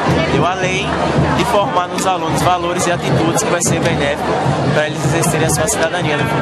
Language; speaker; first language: Portuguese; native; Portuguese